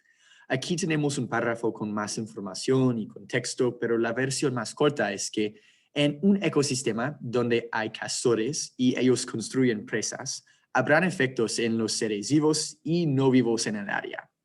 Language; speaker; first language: Spanish; non-native, fluent; English